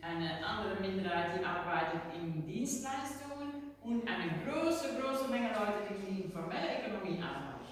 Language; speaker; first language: German; non-native, learner; Dutch